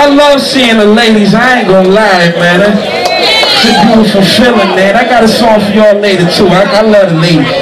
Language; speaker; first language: English; native; English